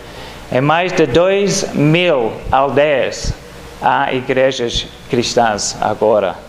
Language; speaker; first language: Portuguese; non-native, fluent; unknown